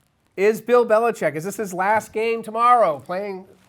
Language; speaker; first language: English; native; English